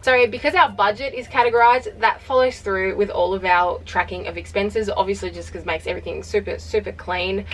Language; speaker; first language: English; native; English